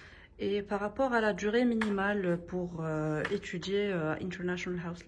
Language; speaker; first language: French; non-native, local second language; Arabic